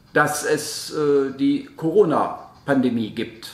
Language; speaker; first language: German; native; German